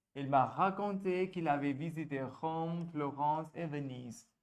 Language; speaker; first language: French; non-native, fluent; Hindi